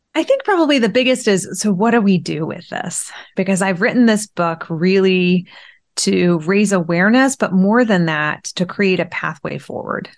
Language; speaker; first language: English; early bilingual, other home language; Persian